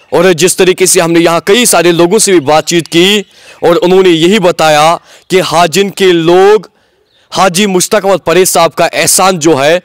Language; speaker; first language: Hindi; non-native, local second language; Kashmiri